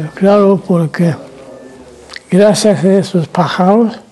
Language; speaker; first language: Spanish; non-native, fluent; Swedish